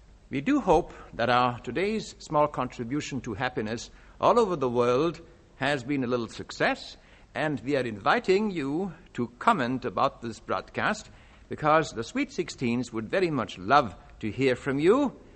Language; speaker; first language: English; non-native, fluent; Dutch